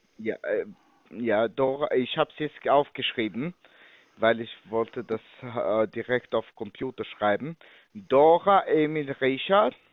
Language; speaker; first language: German; non-native, fluent; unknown